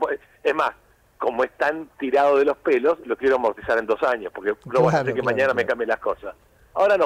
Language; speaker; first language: Spanish; native; Spanish